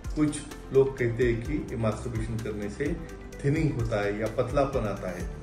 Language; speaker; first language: Hindi; non-native, local second language; Marathi